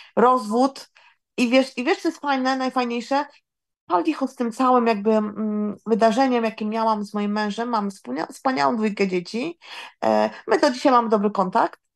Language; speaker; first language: Polish; native; Polish